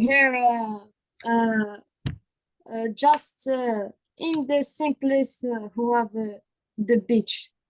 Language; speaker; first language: English; non-native, learner; Arabic